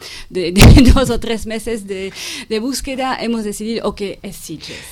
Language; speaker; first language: Spanish; non-native, fluent; French